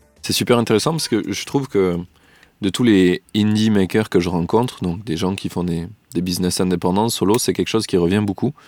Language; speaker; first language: French; native; French